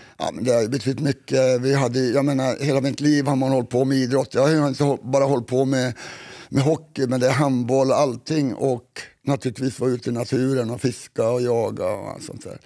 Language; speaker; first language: Swedish; native; Swedish